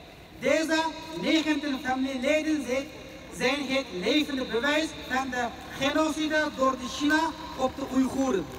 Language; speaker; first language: Dutch; non-native, fluent; Uyghur